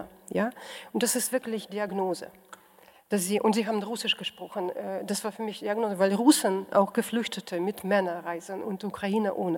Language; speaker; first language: German; non-native, fluent; Russian